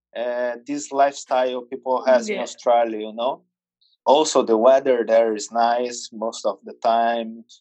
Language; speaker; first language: English; non-native, fluent; Portuguese